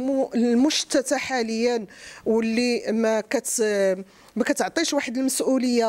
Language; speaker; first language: Arabic; native; Arabic